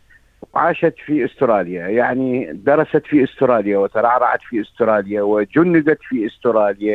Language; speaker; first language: Arabic; native; Arabic